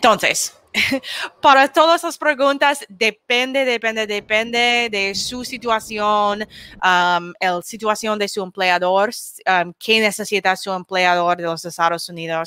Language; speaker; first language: Spanish; non-native, learner; English